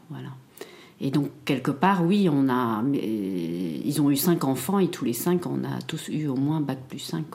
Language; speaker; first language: French; early bilingual, other home language; Khmer